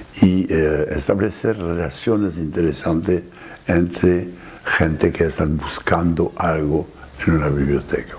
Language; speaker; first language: Spanish; non-native, fluent; French